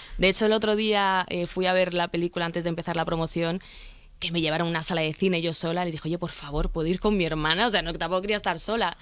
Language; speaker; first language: Spanish; early bilingual, other home language; Arabic